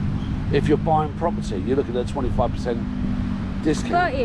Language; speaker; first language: English; native; English